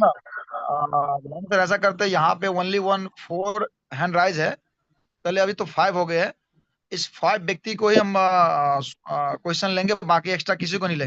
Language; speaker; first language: Hindi; native; Hindi